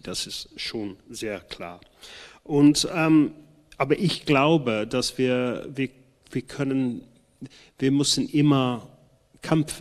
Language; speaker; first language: German; non-native, fluent; English